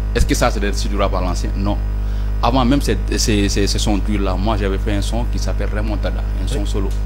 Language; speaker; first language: French; non-native, local second language; Fula